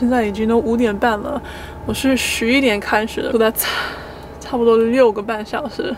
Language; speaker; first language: Chinese; early bilingual, heritage; Chinese